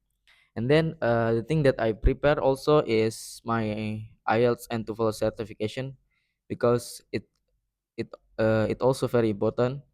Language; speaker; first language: English; non-native, learner; Indonesian